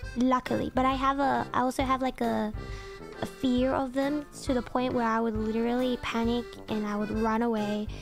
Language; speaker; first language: English; native; English